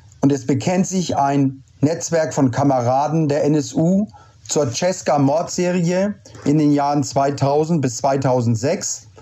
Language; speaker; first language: German; native; German